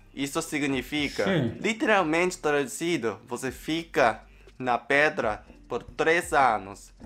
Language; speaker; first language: Portuguese; non-native, learner; Japanese